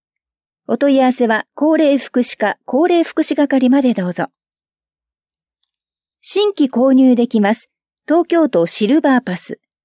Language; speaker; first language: Japanese; native; Japanese